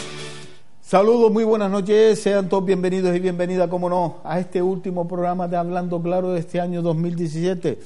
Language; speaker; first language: Spanish; native; Spanish